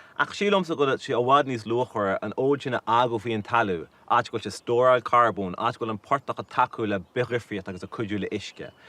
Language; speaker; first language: Irish; native; Irish